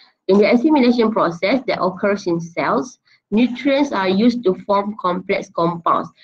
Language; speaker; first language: English; non-native, local second language; Malay